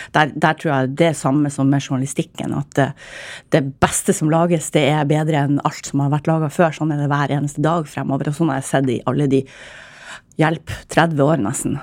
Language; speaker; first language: Norwegian; native; Norwegian